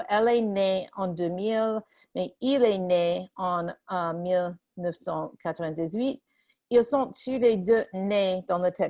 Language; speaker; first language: French; non-native, fluent; English